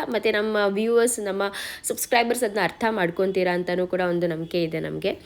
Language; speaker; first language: Kannada; native; Kannada